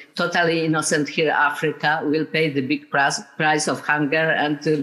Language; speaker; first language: English; non-native, fluent; Polish